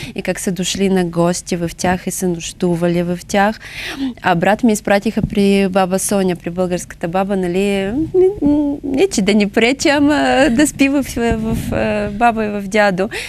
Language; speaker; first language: Bulgarian; non-native, local second language; Russian